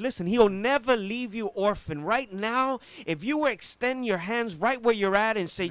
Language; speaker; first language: English; early bilingual, other home language; Spanish